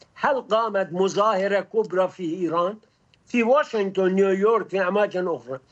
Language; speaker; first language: Arabic; non-native, fluent; Persian